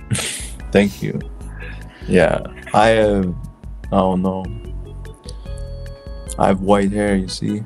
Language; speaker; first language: English; non-native, fluent; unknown